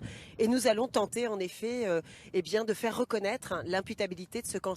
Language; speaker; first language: French; native; French